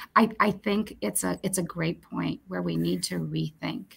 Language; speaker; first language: English; early bilingual, other home language; Romanian